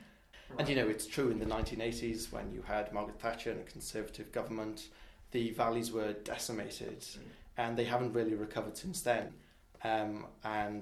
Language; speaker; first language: English; non-native, local second language; Welsh